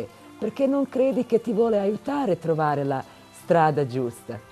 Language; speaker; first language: Italian; non-native, fluent; Croatian